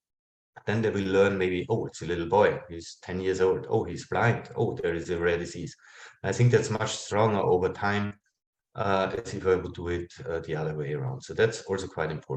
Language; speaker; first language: English; non-native, fluent; German